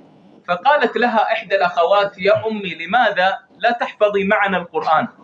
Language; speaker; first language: Arabic; native; Arabic